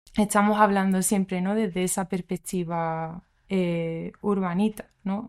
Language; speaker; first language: Spanish; early bilingual, other home language; English